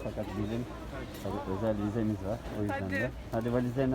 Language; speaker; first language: Turkish; native; Turkish